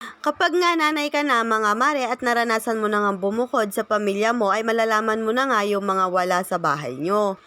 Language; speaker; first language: Filipino; native; Filipino